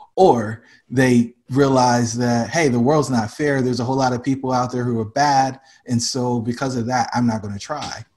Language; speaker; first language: English; native; English